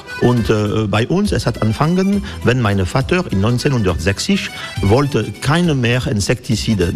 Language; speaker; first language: German; non-native, fluent; French